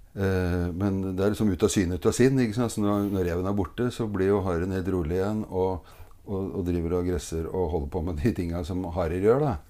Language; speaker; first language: Norwegian; native; Norwegian